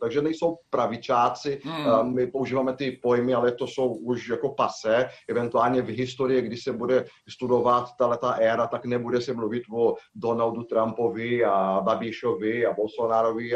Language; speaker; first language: Czech; non-native, fluent; Portuguese